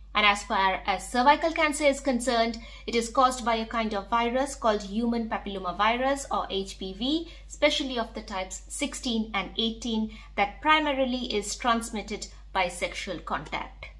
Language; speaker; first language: English; non-native, local second language; Bangla